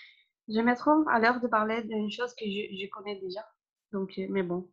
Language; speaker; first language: French; non-native, fluent; Spanish